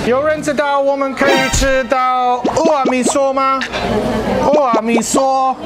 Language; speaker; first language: Chinese; non-native, learner; English